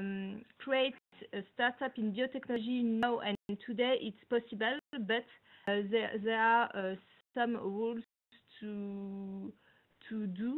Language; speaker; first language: English; non-native, learner; French